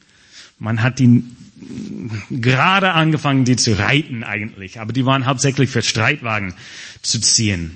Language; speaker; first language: German; non-native, fluent; English